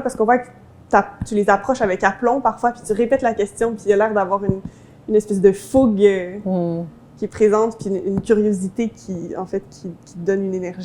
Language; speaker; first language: French; native; French